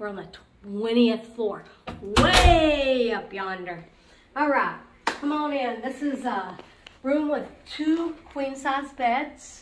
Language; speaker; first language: English; native; English